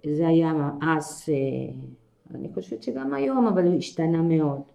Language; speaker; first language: Hebrew; non-native, fluent; Spanish